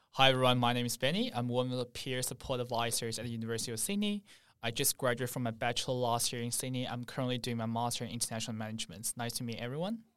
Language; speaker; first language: English; non-native, fluent; Chinese